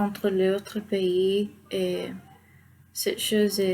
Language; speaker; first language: French; non-native, fluent; Spanish